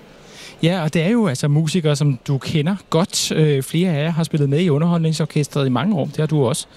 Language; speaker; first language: Danish; native; Danish